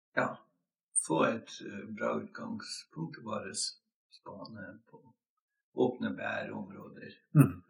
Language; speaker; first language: Norwegian; non-native, fluent; English